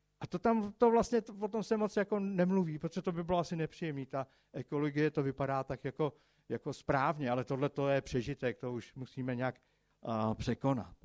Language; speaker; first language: Czech; native; Czech